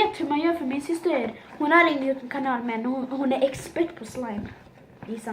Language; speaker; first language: Swedish; early bilingual, other home language; Turkish